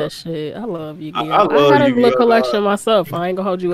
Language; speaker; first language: English; native; English